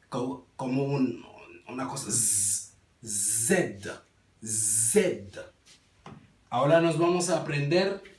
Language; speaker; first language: Spanish; non-native, learner; Haitian Creole